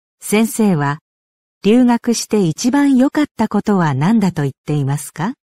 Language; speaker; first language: Japanese; native; Japanese